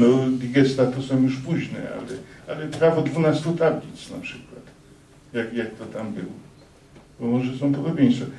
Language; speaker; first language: Polish; native; Polish